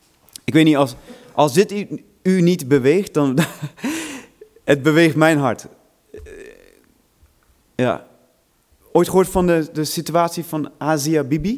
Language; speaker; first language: Dutch; non-native, fluent; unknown